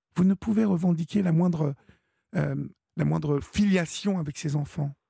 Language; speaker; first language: French; native; French